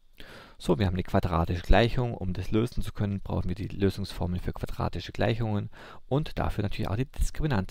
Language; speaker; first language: German; native; German